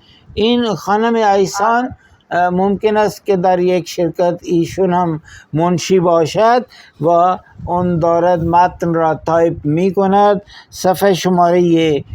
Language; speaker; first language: Persian; non-native, fluent; Urdu